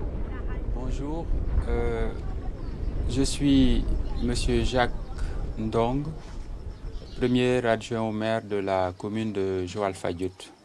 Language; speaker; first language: French; non-native, local second language; Serer